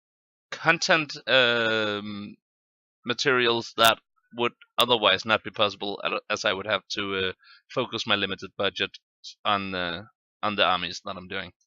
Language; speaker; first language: English; non-native, fluent; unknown